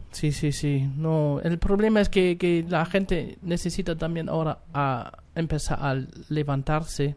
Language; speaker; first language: Spanish; non-native, fluent; German